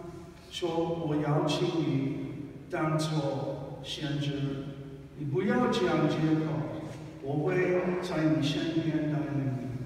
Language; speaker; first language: Chinese; non-native, fluent; English